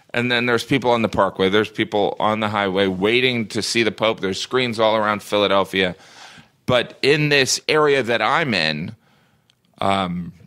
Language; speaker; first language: English; native; English